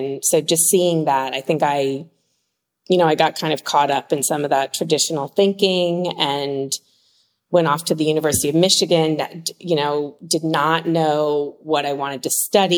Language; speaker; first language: English; native; English